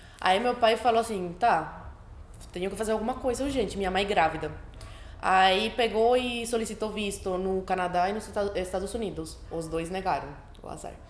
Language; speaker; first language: Portuguese; early bilingual, other home language; Spanish